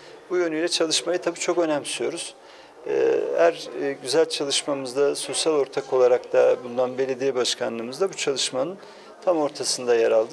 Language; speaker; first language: Turkish; native; Turkish